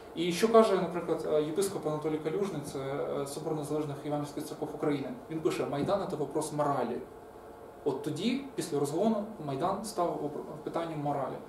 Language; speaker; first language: Ukrainian; native; Ukrainian